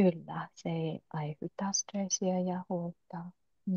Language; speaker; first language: Finnish; non-native, learner; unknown